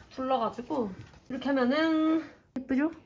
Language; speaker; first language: Korean; native; Korean